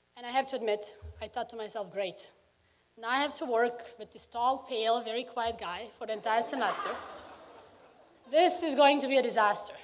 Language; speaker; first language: English; early bilingual, other home language; Bosnian